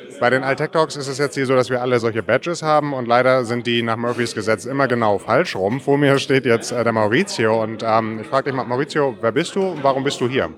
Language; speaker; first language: German; native; German